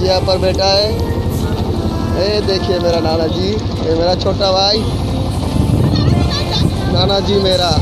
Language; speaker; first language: Hindi; non-native, local second language; Bangla